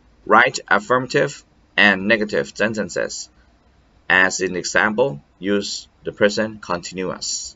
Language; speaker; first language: English; non-native, fluent; Thai